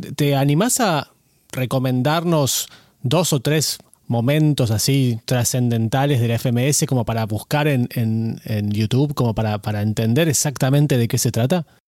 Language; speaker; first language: Spanish; native; Spanish